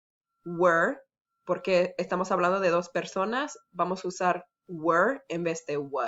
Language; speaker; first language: Spanish; early bilingual, heritage; Spanish